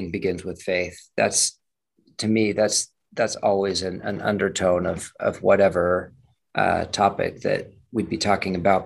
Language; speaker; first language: English; native; English